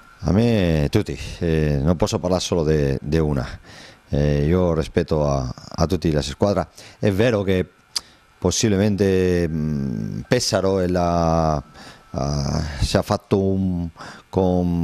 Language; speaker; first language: Italian; non-native, learner; Spanish